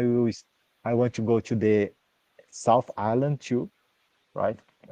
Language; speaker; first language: English; non-native, learner; Portuguese